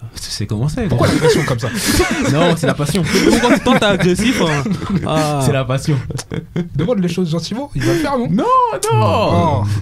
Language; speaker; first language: French; native; French